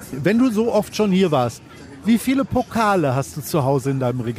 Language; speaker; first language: German; native; German